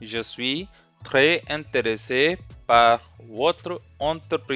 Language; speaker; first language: French; non-native, fluent; Hindi